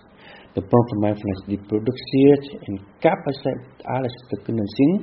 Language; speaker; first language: Dutch; non-native, fluent; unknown